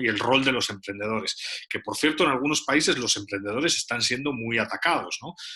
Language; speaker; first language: Spanish; native; Spanish